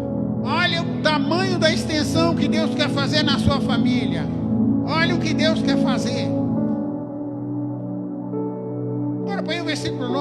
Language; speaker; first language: Portuguese; native; Portuguese